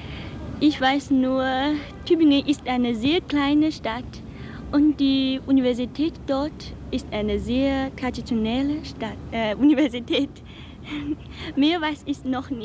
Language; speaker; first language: German; non-native, learner; Chinese